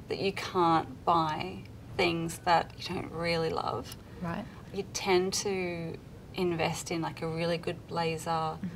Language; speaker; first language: English; native; English